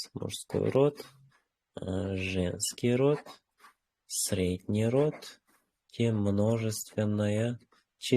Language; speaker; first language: Russian; non-native, fluent; Uzbek